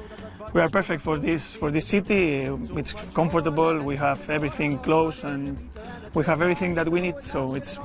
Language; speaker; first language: English; non-native, fluent; Spanish